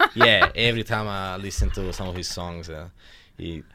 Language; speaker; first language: English; non-native, fluent; Italian